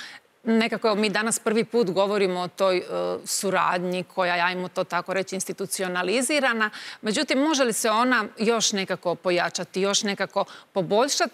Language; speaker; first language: Croatian; native; Croatian